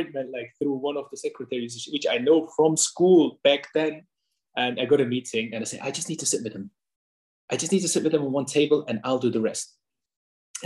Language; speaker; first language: English; non-native, fluent; German